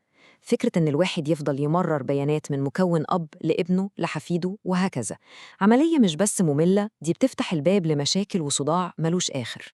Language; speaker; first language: Arabic; native; Arabic